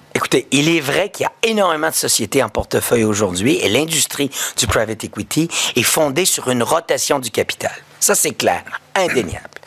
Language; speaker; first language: French; native; French